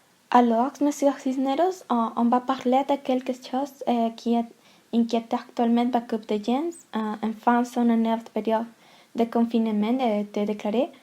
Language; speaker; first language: French; non-native, learner; Spanish